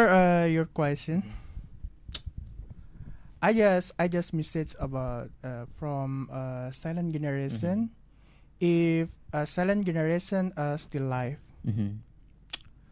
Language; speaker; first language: English; non-native, learner; Indonesian